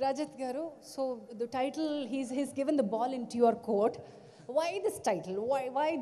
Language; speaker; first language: Telugu; native; Telugu